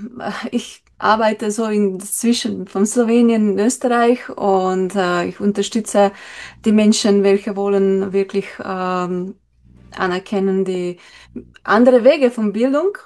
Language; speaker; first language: German; non-native, learner; Slovenian